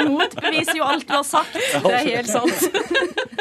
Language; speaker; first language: Norwegian; native; Norwegian